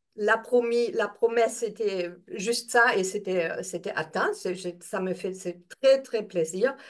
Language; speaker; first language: French; non-native, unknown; German